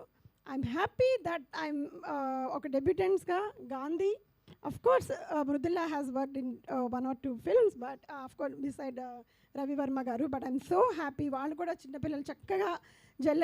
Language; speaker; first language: Telugu; native; Telugu